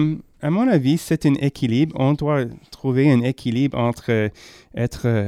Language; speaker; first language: French; non-native, learner; English